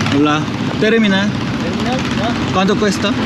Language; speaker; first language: Spanish; non-native, learner; Korean